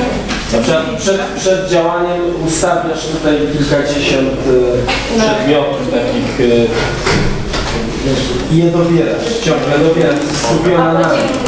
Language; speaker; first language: Polish; native; Polish